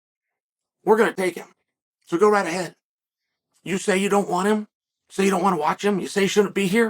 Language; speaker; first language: English; native; English